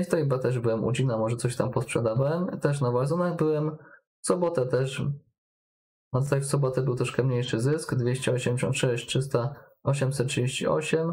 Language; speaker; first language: Polish; native; Polish